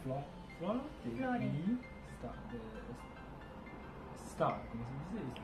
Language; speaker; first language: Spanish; non-native, learner; Chinese